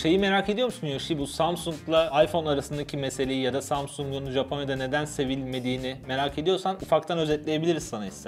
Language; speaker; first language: Turkish; native; Turkish